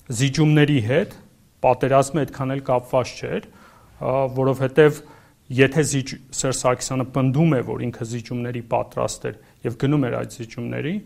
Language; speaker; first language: Armenian; native; Armenian